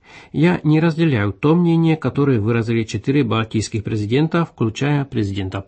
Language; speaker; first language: Russian; native; Russian